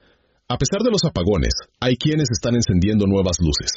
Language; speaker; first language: Spanish; native; Spanish